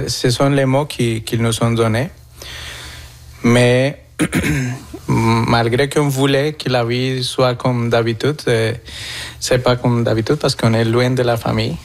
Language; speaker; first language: French; non-native, fluent; Spanish